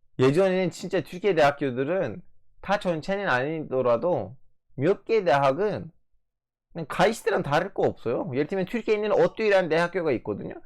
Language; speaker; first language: Korean; non-native, fluent; Turkish